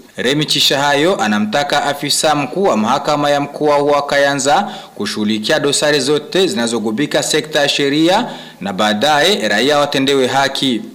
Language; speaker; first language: Swahili; non-native, local second language; Rundi